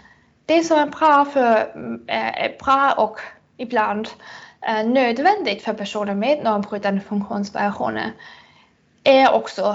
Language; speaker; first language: Swedish; non-native, fluent; German